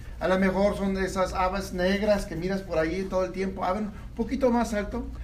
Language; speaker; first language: Spanish; early bilingual, heritage; Spanish